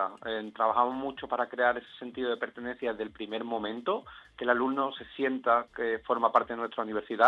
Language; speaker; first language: Spanish; native; Spanish